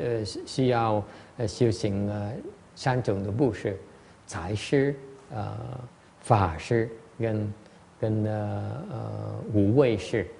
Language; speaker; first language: Chinese; non-native, learner; Vietnamese